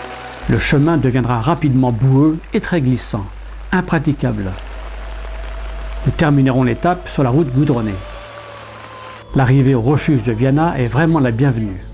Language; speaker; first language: French; native; French